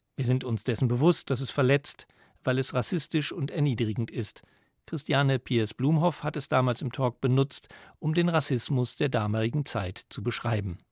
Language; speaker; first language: German; native; German